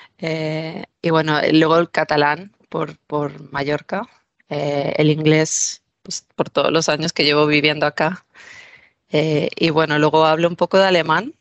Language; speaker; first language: Spanish; native; Spanish